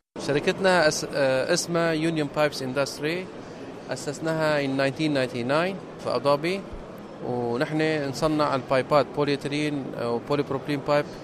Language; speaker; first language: Arabic; non-native, fluent; Turkish